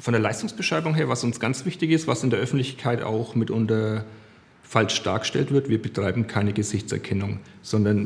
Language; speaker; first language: German; native; German